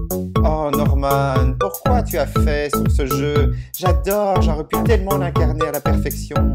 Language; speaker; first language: French; native; French